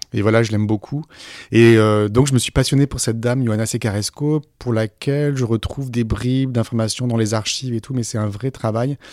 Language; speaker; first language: French; native; French